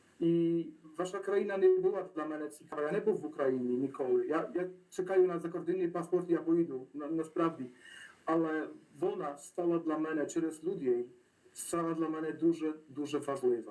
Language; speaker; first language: Polish; non-native, learner; Ukrainian